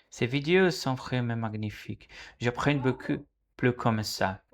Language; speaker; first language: French; non-native, learner; Portuguese